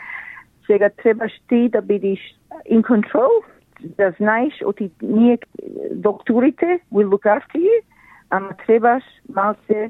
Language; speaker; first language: Macedonian; early bilingual, heritage; Macedonian